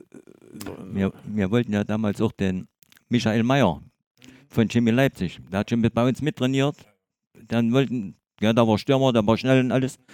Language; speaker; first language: German; native; German